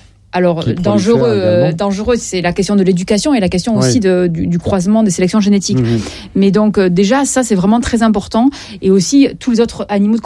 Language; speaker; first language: French; native; French